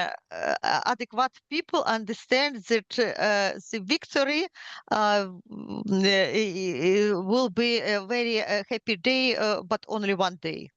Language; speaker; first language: English; non-native, learner; Ukrainian